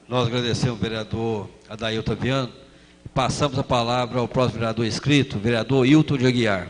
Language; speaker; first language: Portuguese; native; Portuguese